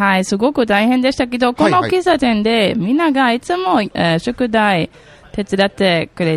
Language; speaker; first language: Japanese; non-native, fluent; German